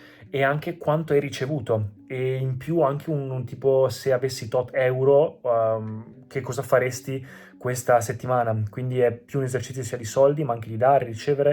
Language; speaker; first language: Italian; native; Italian